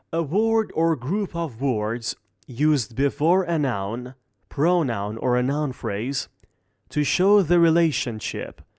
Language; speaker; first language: English; non-native, fluent; Persian